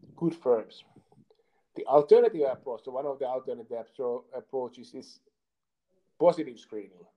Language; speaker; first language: English; non-native, fluent; Finnish